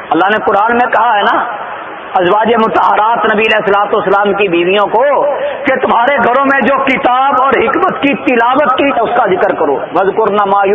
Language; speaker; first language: Urdu; native; Urdu